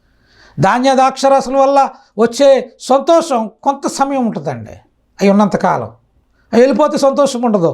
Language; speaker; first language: Telugu; native; Telugu